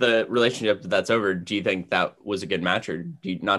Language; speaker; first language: English; native; English